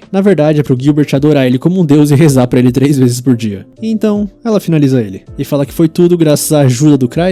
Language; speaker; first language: Portuguese; native; Portuguese